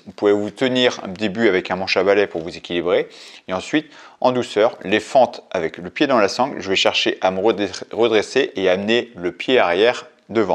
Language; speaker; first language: French; native; French